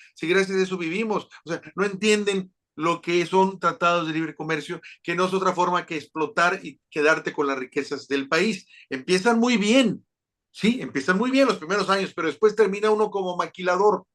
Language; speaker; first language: Spanish; native; Spanish